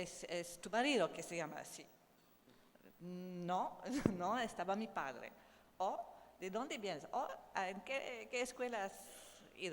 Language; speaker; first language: Spanish; non-native, learner; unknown